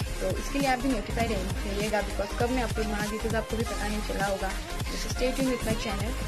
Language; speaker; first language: Hindi; non-native, local second language; Bangla